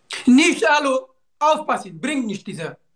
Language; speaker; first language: German; non-native, learner; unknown